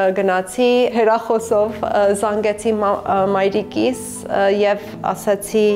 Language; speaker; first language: Armenian; early bilingual, heritage; Armenian